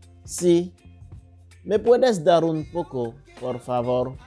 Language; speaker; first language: Spanish; non-native, local second language; Haitian Creole